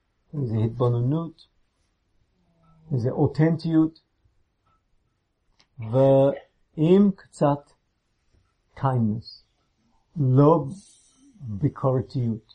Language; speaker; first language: Hebrew; non-native, fluent; English